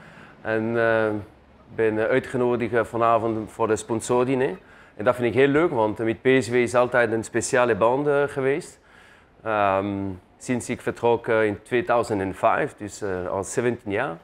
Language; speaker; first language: Dutch; non-native, fluent; German